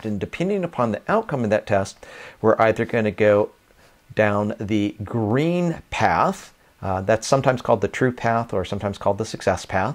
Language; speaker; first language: English; native; English